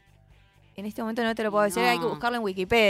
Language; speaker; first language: Spanish; early bilingual, other home language; Chinese